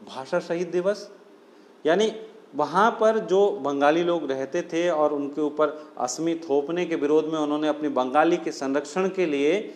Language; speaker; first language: Hindi; non-native, local second language; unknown